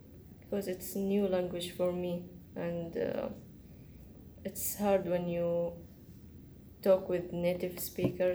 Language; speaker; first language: English; non-native, learner; Arabic